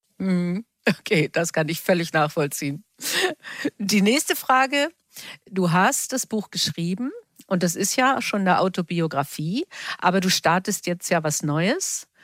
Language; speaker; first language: German; native; German